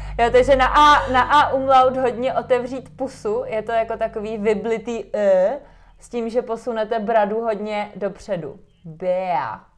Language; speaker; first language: Czech; native; Czech